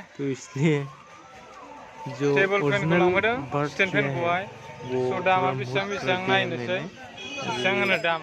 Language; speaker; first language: Hindi; non-native, local second language; Bodo